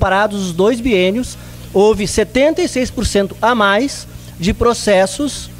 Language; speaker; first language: Portuguese; native; Portuguese